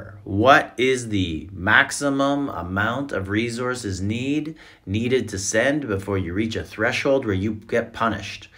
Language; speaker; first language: English; native; English